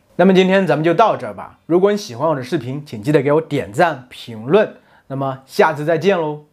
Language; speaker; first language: Chinese; native; Chinese